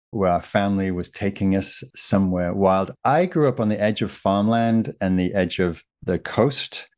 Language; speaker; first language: English; native; English